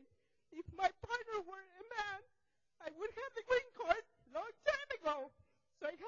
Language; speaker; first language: English; non-native, fluent; Russian